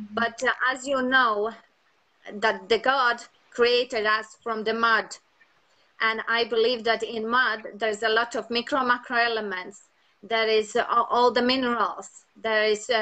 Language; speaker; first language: English; non-native, fluent; Latvian